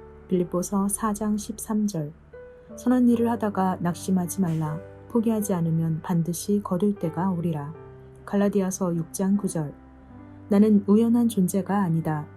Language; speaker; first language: Korean; native; Korean